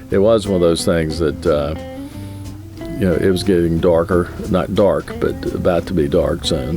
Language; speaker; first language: English; native; English